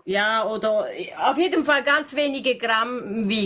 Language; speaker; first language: German; native; German